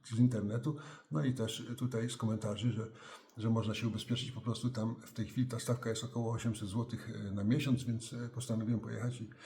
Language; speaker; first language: Polish; native; Polish